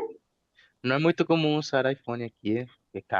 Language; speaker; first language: Portuguese; non-native, fluent; Spanish